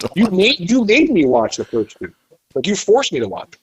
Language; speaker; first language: English; native; English